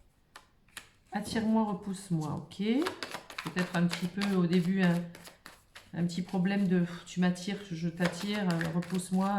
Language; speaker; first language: French; native; French